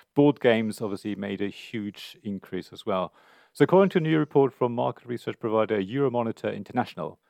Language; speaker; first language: English; non-native, fluent; German